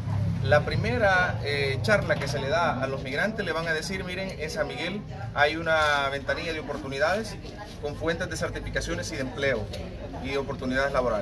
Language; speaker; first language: Spanish; native; Spanish